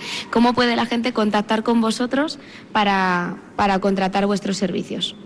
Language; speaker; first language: Spanish; native; Spanish